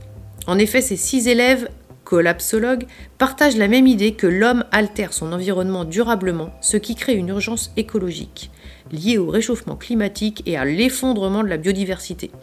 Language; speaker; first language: French; native; French